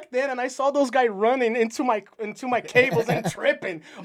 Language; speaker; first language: English; non-native, fluent; Portuguese